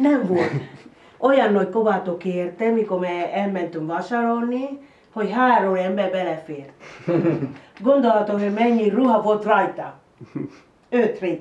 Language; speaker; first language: Hungarian; non-native, learner; Spanish